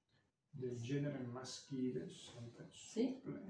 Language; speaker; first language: Italian; native; Italian